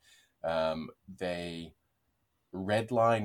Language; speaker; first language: English; native; English